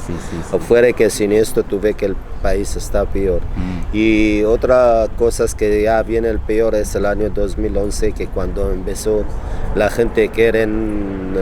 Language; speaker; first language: Spanish; non-native, learner; Arabic